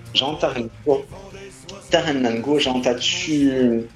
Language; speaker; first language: Chinese; non-native, fluent; French